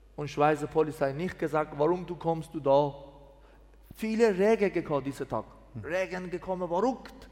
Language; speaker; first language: German; non-native, learner; Persian